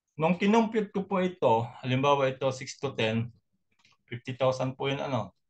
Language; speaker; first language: Filipino; native; Filipino